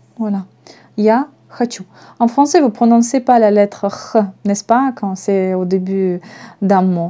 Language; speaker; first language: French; non-native, fluent; Russian